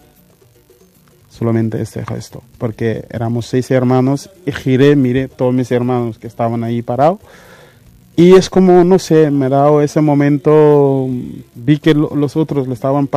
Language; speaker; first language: Spanish; non-native, fluent; Mandingo